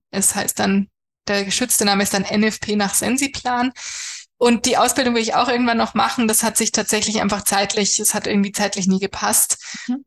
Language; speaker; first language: German; native; German